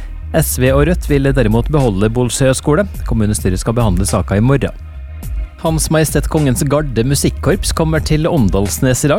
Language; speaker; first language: Norwegian; native; Norwegian